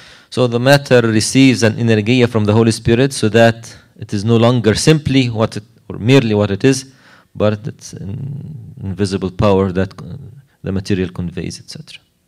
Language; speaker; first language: English; non-native, fluent; Arabic